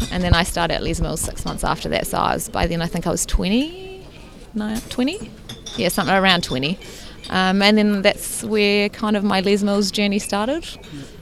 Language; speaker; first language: English; native; English